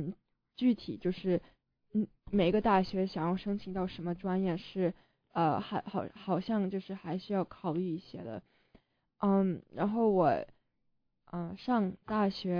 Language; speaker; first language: Chinese; early bilingual, heritage; Chinese